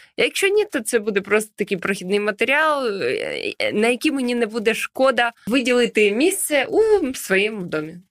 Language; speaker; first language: Ukrainian; native; Ukrainian